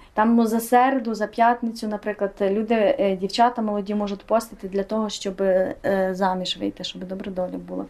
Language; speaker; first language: Ukrainian; native; Ukrainian